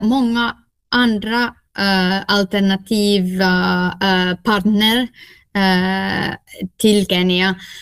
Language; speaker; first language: Swedish; non-native, local second language; Finnish